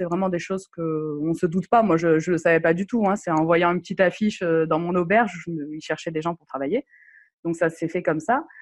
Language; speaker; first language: French; non-native, local second language; Arabic